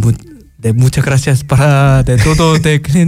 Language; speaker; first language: Spanish; non-native, learner; Korean